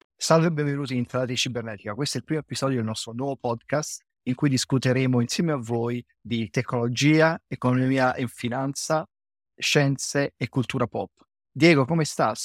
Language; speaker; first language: Italian; native; Italian